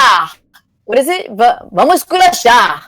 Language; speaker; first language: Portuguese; non-native, learner; Spanish